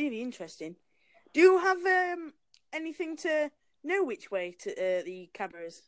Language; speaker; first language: English; native; English